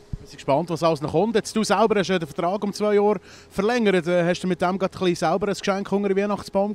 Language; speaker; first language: German; native; German